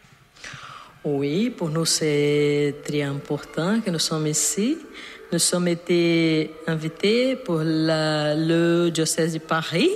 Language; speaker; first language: French; non-native, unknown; Portuguese